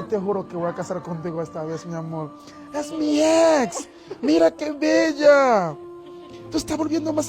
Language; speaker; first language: Spanish; non-native, learner; Haitian Creole